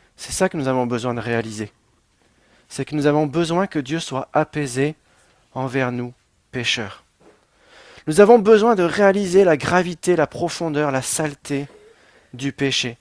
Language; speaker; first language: French; native; French